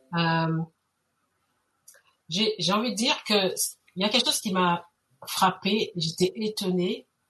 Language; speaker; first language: French; native; French